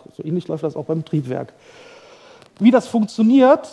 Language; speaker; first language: German; native; German